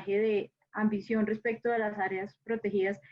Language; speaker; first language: Spanish; native; Spanish